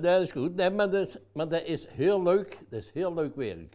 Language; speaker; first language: Dutch; native; Dutch